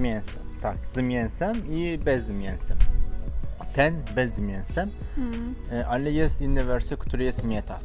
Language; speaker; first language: Polish; non-native, learner; Turkish